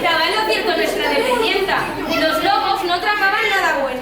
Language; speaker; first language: Spanish; native; Spanish